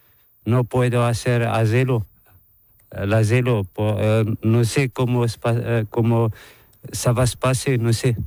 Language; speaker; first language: Spanish; non-native, learner; Arabic